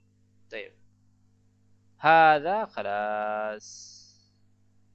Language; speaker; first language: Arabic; non-native, learner; Bangla